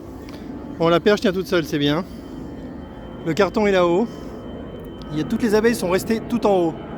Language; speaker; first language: French; native; French